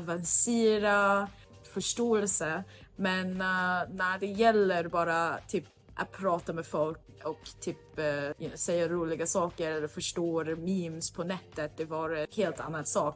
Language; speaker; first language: Swedish; non-native, fluent; English